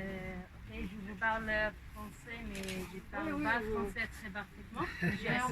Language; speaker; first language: French; non-native, learner; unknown